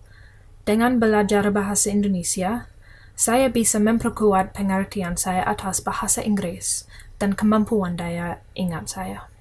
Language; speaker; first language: Indonesian; non-native, learner; English